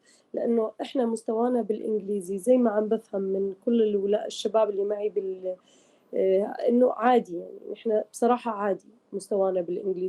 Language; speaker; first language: Arabic; native; Arabic